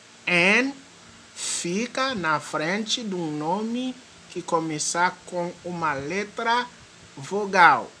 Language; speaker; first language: Portuguese; non-native, fluent; French